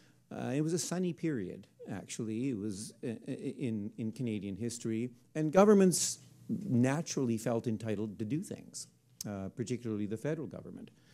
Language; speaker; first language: English; native; English